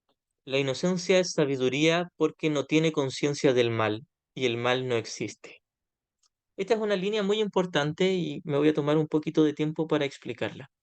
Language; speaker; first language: Spanish; native; Spanish